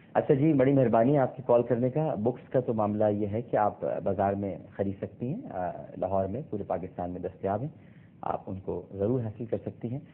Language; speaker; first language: Urdu; native; Urdu